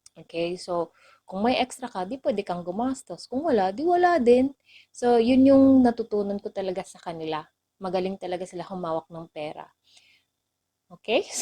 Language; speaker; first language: Filipino; non-native, local second language; Cebuano